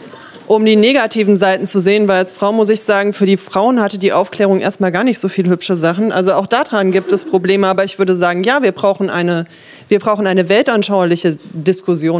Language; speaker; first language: German; native; German